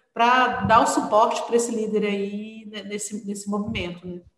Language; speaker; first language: Portuguese; native; Portuguese